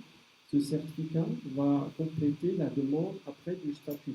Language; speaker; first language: French; native; French